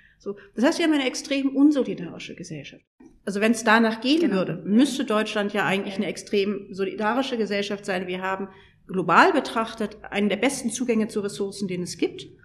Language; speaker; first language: German; native; German